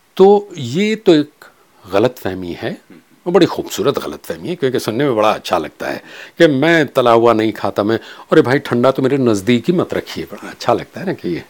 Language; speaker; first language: Hindi; non-native, local second language; Kachhi